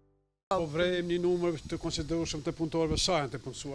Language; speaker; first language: Albanian; native; Albanian